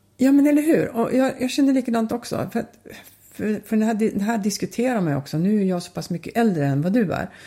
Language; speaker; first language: Swedish; early bilingual, other home language; Finnish